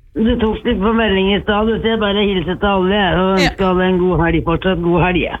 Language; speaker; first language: Norwegian; native; Norwegian